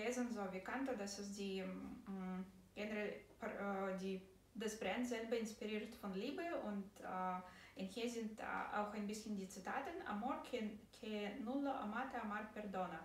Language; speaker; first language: German; non-native, fluent; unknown